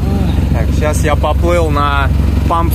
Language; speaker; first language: Russian; native; Russian